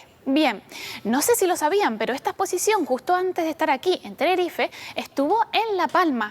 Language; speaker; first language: Spanish; native; Spanish